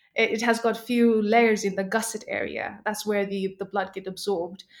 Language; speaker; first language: English; non-native, local second language; Nepali